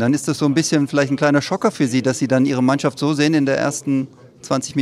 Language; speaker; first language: German; native; German